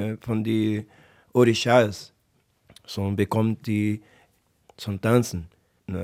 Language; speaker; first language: German; non-native, learner; Portuguese